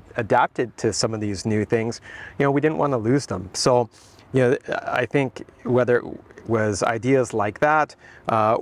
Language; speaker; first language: English; native; English